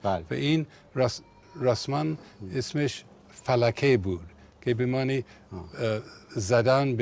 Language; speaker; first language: Persian; non-native, fluent; English